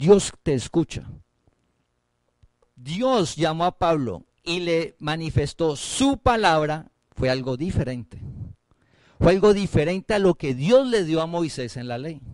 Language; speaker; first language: Spanish; native; Spanish